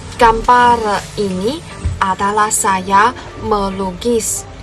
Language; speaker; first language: Indonesian; non-native, learner; Chinese